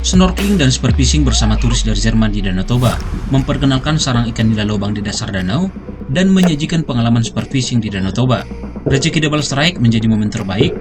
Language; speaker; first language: Indonesian; native; Indonesian